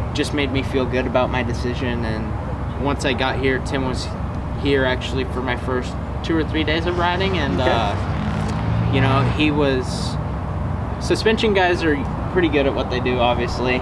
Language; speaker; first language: English; native; English